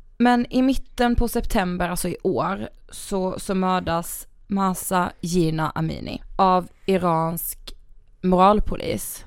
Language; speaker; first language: Swedish; native; Swedish